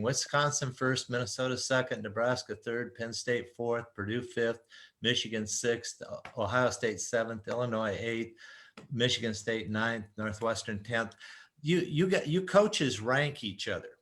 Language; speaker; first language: English; native; English